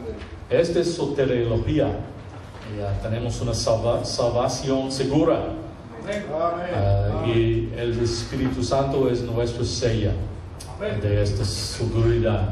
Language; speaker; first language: Spanish; non-native, fluent; English